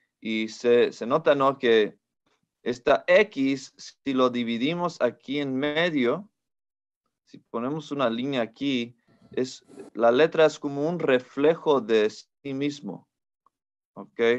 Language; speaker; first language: Spanish; non-native, fluent; English